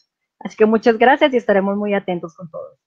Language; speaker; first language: Spanish; native; Spanish